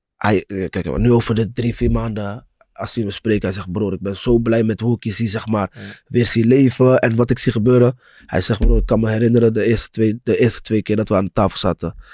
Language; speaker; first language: Dutch; native; Dutch